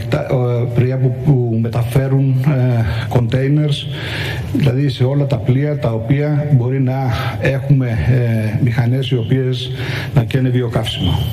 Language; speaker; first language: Greek; native; Greek